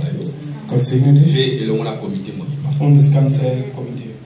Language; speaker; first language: German; non-native, learner; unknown